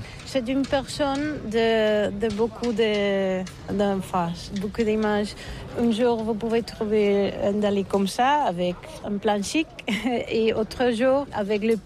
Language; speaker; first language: French; non-native, learner; Catalan